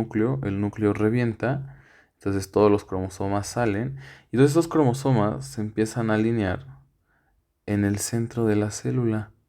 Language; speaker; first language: Spanish; native; Spanish